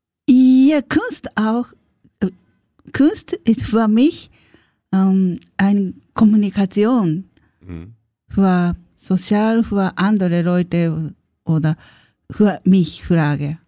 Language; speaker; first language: German; non-native, learner; Japanese